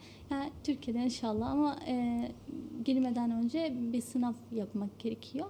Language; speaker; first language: Turkish; non-native, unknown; Arabic